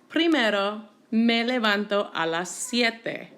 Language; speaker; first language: Spanish; non-native, fluent; English